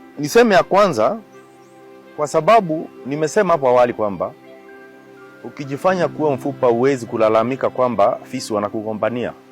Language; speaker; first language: Swahili; non-native, local second language; Kikuyu